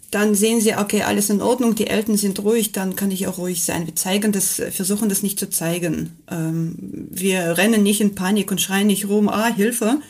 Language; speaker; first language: German; non-native, fluent; Russian